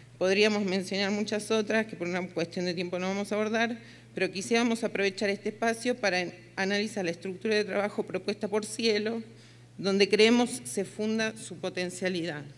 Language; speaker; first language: Spanish; native; Spanish